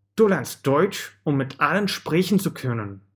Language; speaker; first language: German; non-native, fluent; Russian